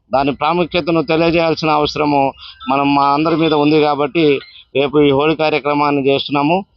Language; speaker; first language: Telugu; non-native, local second language; Lambadi